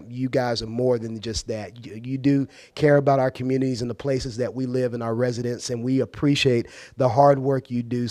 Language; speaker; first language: English; native; English